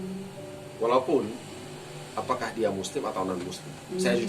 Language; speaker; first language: Indonesian; non-native, fluent; Arabic